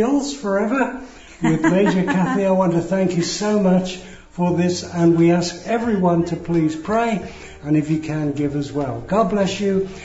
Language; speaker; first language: English; native; English